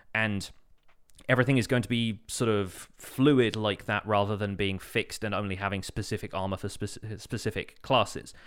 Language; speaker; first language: English; native; English